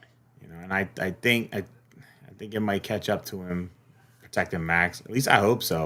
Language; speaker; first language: English; native; English